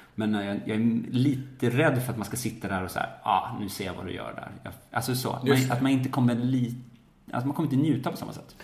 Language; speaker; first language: Swedish; native; Swedish